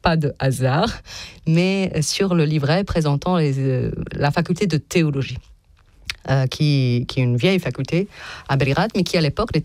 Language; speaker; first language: French; non-native, fluent; Bosnian